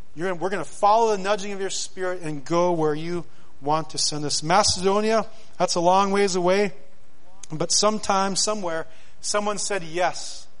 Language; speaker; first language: English; native; English